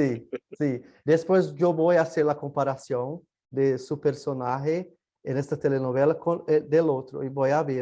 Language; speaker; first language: Spanish; non-native, learner; Portuguese